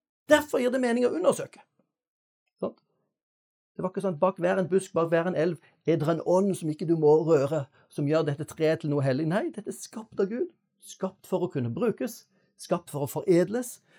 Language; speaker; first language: Norwegian; native; Norwegian